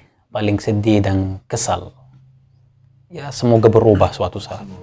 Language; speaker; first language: Indonesian; non-native, fluent; Arabic